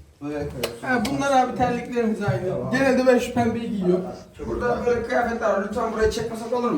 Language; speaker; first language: Turkish; native; Turkish